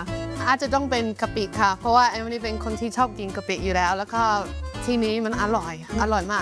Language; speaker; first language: Thai; non-native, fluent; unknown